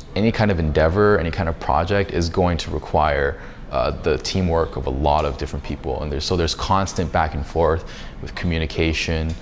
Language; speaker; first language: English; native; English